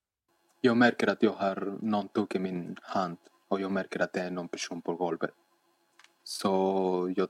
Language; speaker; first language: Swedish; non-native, fluent; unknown